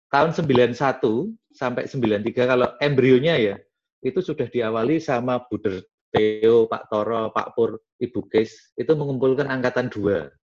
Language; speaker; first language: Indonesian; non-native, local second language; Javanese